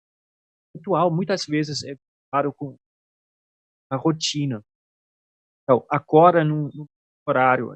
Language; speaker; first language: Portuguese; non-native, fluent; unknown